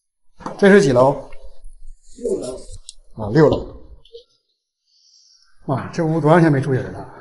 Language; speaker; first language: Chinese; native; Chinese